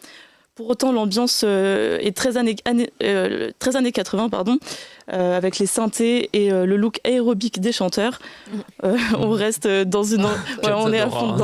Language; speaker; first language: French; native; French